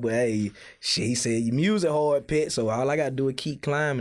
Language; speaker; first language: English; native; English